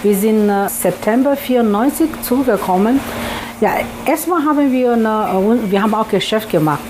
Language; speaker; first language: German; non-native, fluent; Chinese